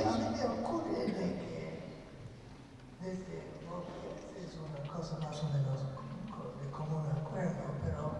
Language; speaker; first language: Spanish; non-native, fluent; English